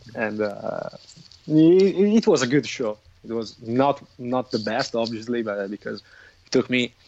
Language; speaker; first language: English; non-native, fluent; Italian